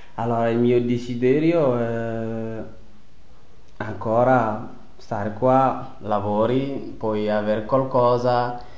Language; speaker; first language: Italian; non-native, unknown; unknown